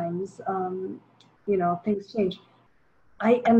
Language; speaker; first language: English; non-native, local second language; Tamil